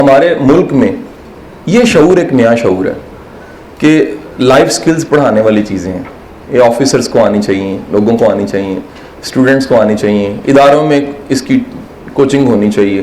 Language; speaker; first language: Urdu; native; Urdu